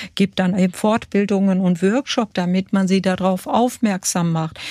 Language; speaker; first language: German; early bilingual, other home language; Kurdish